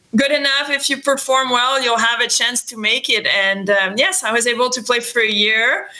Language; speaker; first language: English; non-native, fluent; French